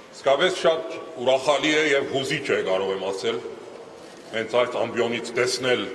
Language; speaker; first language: Armenian; early bilingual, heritage; Armenian